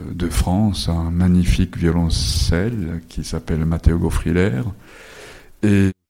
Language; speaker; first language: French; non-native, fluent; Japanese